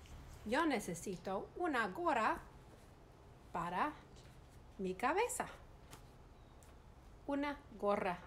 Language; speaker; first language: Spanish; non-native, fluent; English